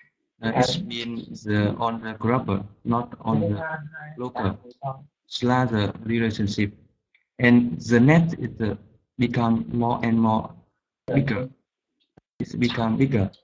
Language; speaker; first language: English; non-native, learner; Vietnamese